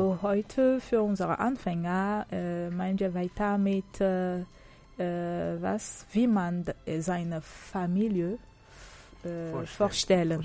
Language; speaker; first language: German; non-native, fluent; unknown